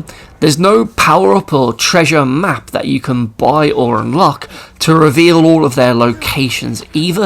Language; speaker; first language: English; native; English